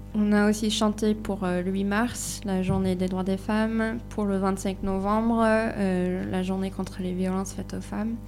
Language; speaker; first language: French; non-native, fluent; English